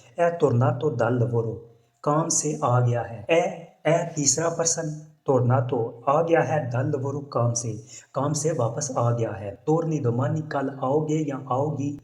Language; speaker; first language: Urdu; non-native, local second language; Punjabi